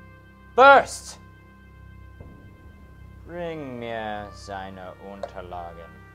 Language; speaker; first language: German; non-native, learner; English